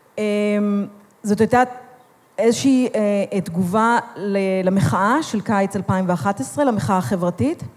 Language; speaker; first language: Hebrew; native; Hebrew